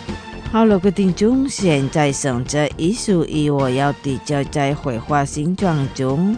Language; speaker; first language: Chinese; non-native, local second language; Indonesian